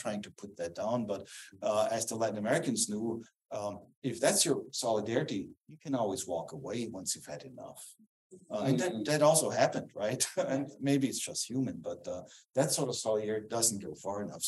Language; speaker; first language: English; non-native, fluent; German